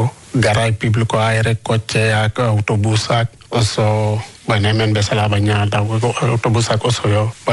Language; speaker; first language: Basque; non-native, learner; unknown